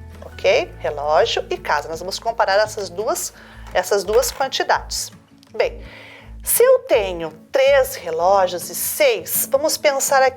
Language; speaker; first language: Portuguese; native; Portuguese